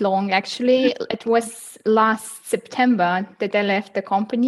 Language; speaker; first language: English; non-native, fluent; Uzbek